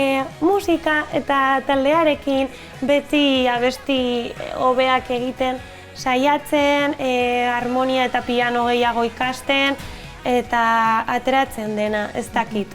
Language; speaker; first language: Basque; non-native, local second language; Spanish